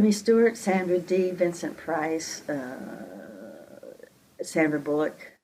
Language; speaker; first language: English; native; English